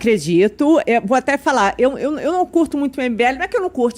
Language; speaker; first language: Portuguese; native; Portuguese